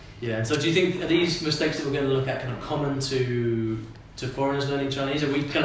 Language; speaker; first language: English; native; English